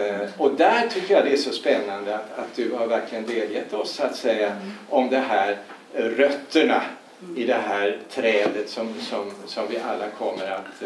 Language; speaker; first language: Swedish; native; Swedish